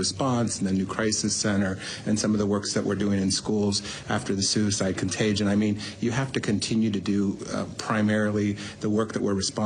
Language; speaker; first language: English; native; English